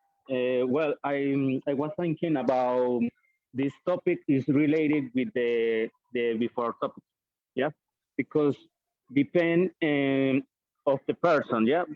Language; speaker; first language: English; non-native, learner; Spanish